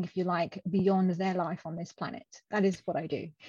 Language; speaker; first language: English; non-native, local second language; Punjabi